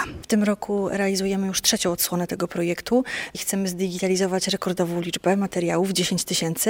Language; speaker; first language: Polish; native; Polish